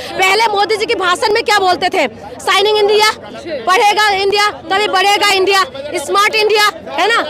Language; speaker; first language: Hindi; non-native, local second language; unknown